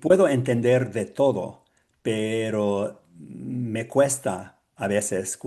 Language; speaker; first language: Spanish; non-native, learner; English